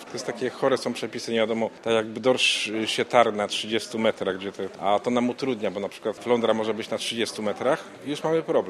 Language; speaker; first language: Polish; native; Polish